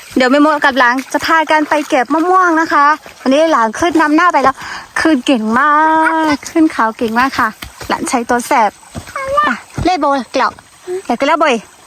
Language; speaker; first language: Thai; non-native, local second language; Karen languages